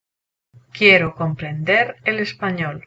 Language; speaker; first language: Spanish; non-native, learner; English